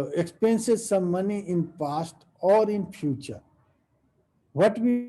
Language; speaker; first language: English; non-native, local second language; Nepali